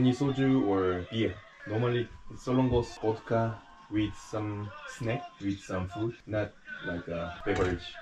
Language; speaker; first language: English; non-native, learner; Korean